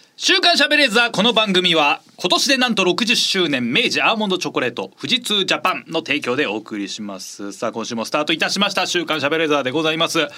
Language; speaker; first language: Japanese; native; Japanese